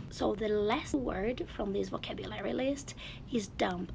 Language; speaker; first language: English; non-native, fluent; Portuguese